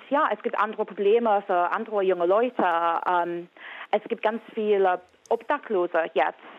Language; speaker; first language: German; non-native, fluent; English